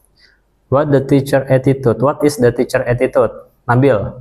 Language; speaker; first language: English; non-native, fluent; Indonesian